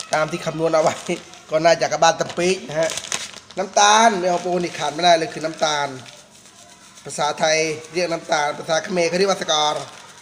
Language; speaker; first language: Thai; non-native, local second language; Khmer